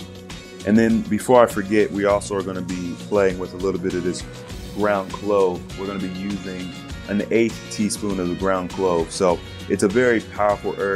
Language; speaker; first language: English; native; English